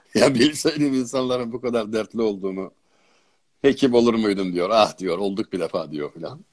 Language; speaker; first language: Turkish; native; Turkish